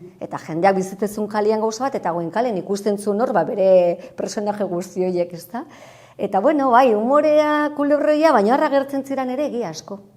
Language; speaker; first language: Basque; native; Basque